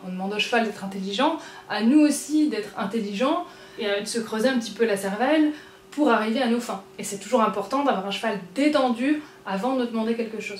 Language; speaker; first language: French; native; French